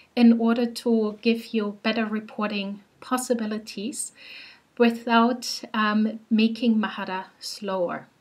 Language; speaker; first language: English; non-native, fluent; German